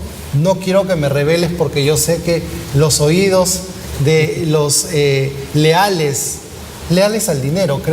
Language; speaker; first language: Spanish; native; Spanish